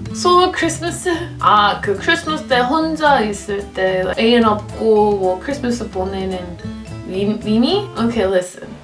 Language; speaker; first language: Korean; non-native, fluent; English